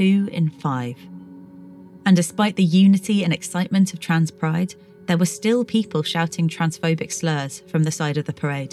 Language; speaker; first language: English; native; English